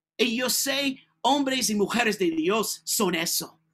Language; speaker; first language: Spanish; non-native, learner; English